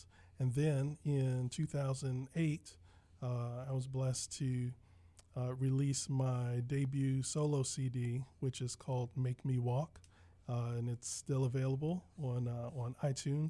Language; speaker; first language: English; native; English